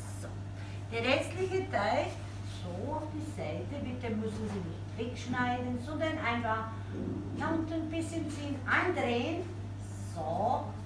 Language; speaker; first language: German; non-native, fluent; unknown